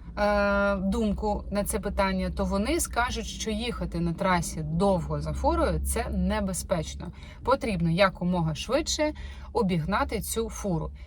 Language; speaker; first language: Ukrainian; non-native, local second language; Russian